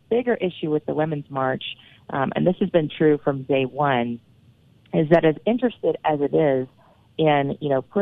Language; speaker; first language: English; native; English